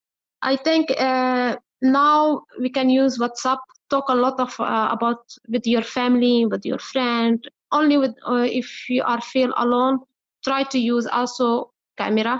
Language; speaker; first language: English; non-native, learner; Arabic